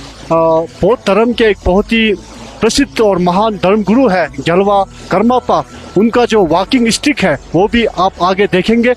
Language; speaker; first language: Hindi; native; Hindi